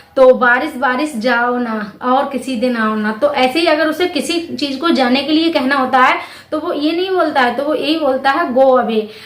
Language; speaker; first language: Hindi; native; Hindi